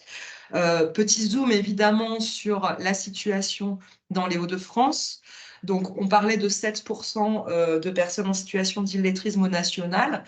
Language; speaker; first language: French; native; French